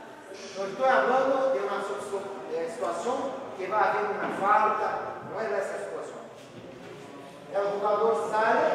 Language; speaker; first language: Spanish; non-native, fluent; Portuguese